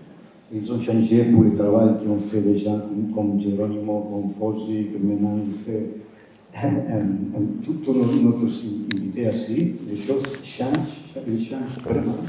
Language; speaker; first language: French; non-native, fluent; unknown